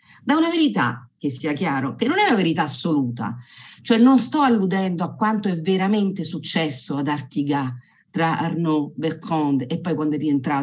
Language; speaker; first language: Italian; native; Italian